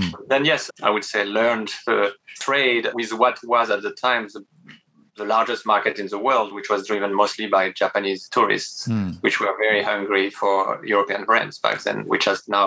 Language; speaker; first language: English; non-native, fluent; French